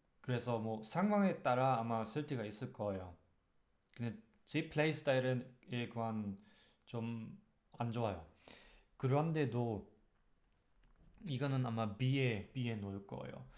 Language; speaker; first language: Korean; non-native, learner; German